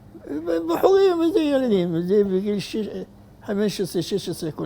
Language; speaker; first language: Hebrew; non-native, fluent; Arabic